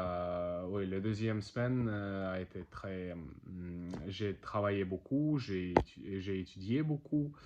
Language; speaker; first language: French; non-native, learner; Russian